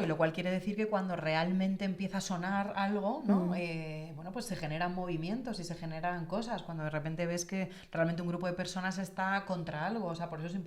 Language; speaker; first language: Spanish; native; Spanish